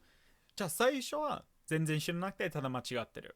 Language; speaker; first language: Japanese; non-native, fluent; English